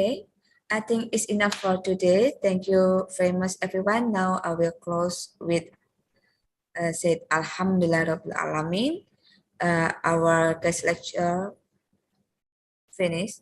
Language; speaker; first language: English; non-native, learner; Indonesian